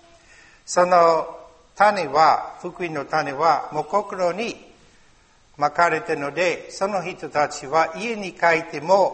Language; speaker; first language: Japanese; non-native, learner; English